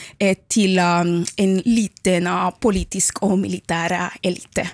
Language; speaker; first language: Norwegian; non-native, fluent; Spanish